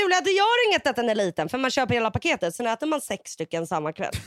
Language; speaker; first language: Swedish; native; Swedish